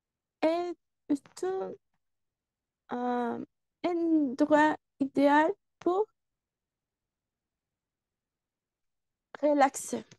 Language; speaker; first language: French; non-native, learner; Spanish